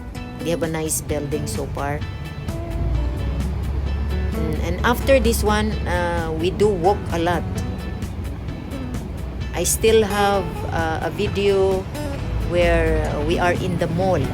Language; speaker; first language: English; non-native, local second language; Cebuano